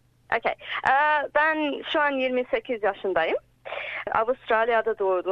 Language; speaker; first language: Turkish; early bilingual, heritage; English